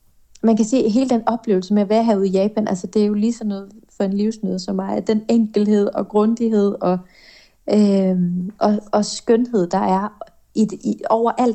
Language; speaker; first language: Danish; native; Danish